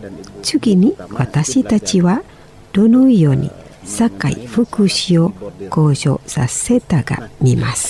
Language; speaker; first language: Japanese; non-native, fluent; Indonesian